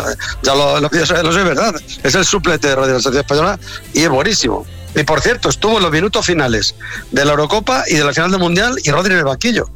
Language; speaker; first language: Spanish; native; Spanish